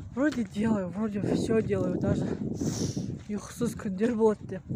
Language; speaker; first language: Russian; non-native, local second language; Kazakh